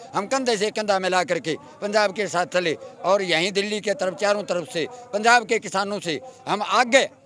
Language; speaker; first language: Hindi; native; Hindi